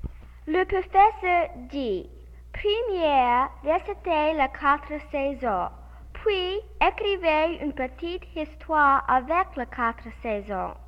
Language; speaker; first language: French; non-native, learner; English